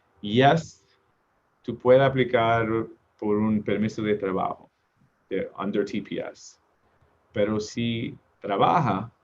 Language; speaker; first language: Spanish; non-native, learner; English